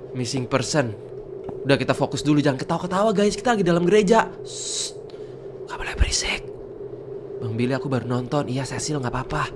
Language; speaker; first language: Indonesian; native; Indonesian